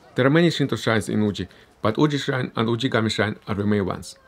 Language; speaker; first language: English; early bilingual, other home language; Estonian